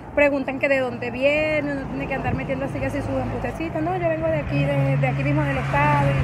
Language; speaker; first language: Spanish; native; Spanish